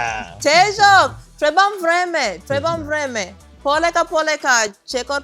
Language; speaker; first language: Macedonian; non-native, learner; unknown